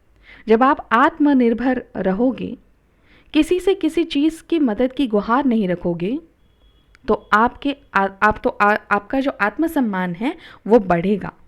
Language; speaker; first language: Hindi; non-native, local second language; Marathi